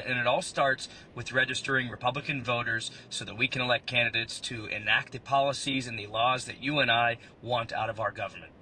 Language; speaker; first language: English; native; English